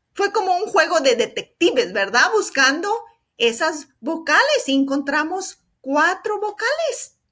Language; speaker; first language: Spanish; early bilingual, heritage; Spanish